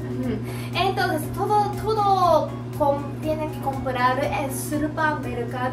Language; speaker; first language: Spanish; non-native, learner; Japanese